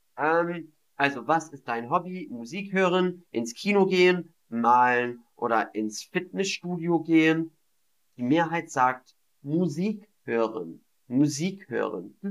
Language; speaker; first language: German; non-native, fluent; English